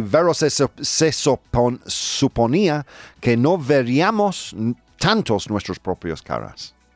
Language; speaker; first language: Spanish; non-native, learner; English